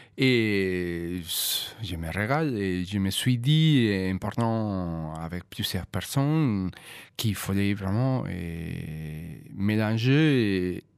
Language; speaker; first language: French; non-native, fluent; Spanish